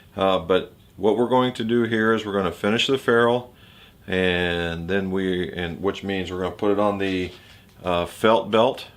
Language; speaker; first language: English; native; English